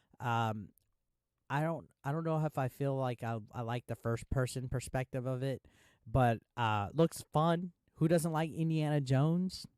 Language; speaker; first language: English; native; English